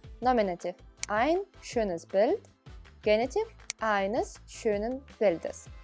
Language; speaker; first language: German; non-native, fluent; Ukrainian